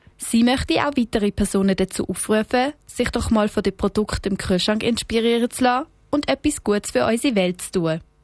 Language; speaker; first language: German; native; German